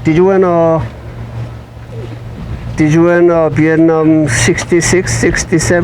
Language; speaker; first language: English; non-native, learner; Korean